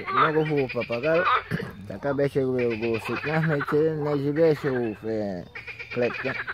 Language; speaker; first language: Bulgarian; non-native, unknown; Spanish